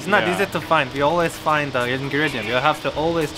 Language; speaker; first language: English; non-native, learner; Korean